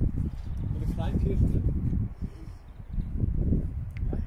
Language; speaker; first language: German; native; German